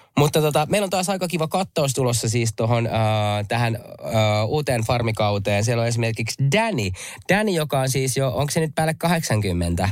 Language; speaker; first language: Finnish; native; Finnish